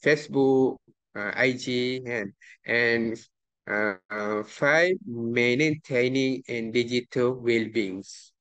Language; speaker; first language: English; non-native, local second language; Malay